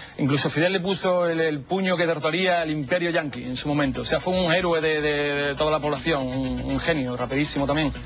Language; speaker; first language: Spanish; native; Spanish